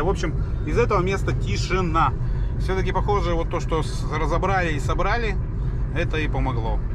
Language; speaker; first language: Russian; native; Russian